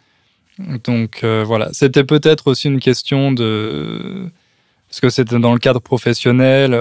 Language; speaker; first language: French; native; French